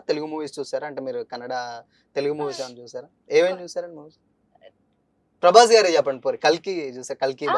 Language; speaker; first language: Telugu; native; Telugu